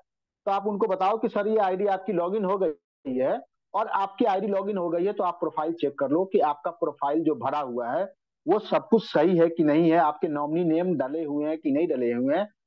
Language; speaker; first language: Hindi; native; Hindi